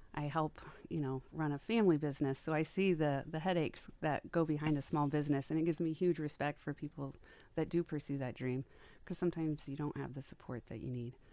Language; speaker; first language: English; native; English